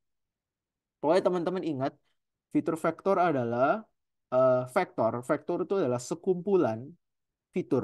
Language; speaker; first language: Indonesian; native; Indonesian